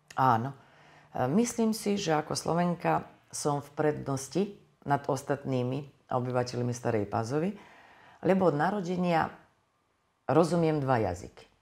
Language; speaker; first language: Slovak; native; Slovak